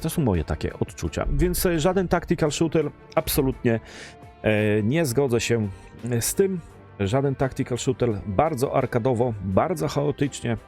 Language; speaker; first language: Polish; native; Polish